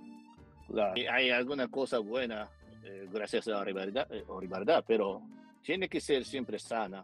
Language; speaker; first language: Spanish; non-native, fluent; Japanese